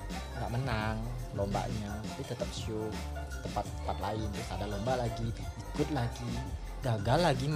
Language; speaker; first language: Indonesian; native; Indonesian